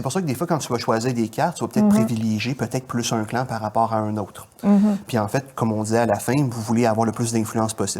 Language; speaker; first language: French; native; French